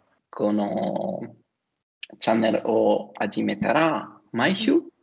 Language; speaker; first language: Japanese; non-native, learner; Italian